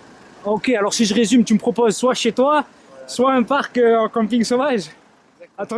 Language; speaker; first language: French; native; French